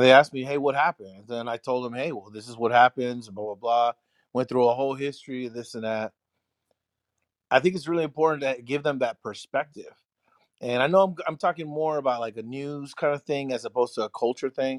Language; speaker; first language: English; early bilingual, other home language; Spanish